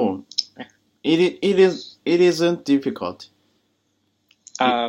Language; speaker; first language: English; non-native, learner; Japanese